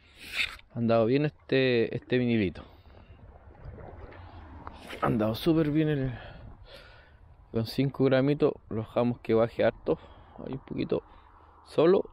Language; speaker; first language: Spanish; native; Spanish